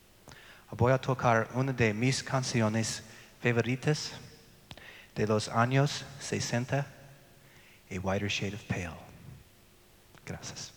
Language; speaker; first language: Spanish; non-native, learner; English